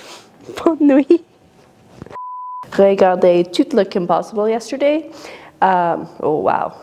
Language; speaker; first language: French; non-native, learner; English